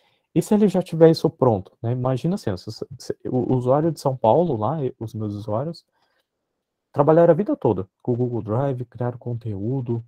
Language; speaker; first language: Portuguese; native; Portuguese